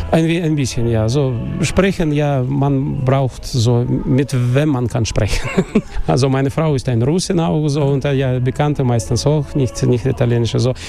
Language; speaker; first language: German; non-native, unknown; Russian